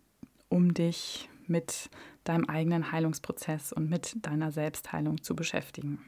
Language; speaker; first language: German; native; German